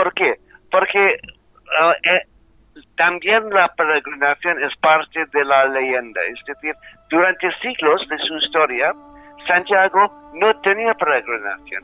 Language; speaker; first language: Spanish; non-native, fluent; English